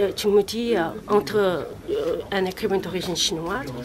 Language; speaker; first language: French; non-native, fluent; Korean